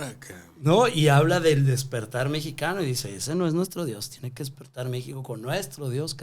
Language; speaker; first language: Spanish; native; Spanish